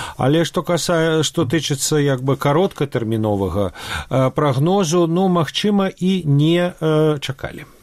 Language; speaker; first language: Belarusian; non-native, local second language; Russian